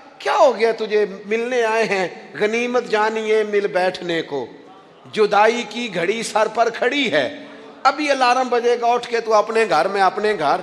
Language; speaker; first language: Urdu; non-native, local second language; Punjabi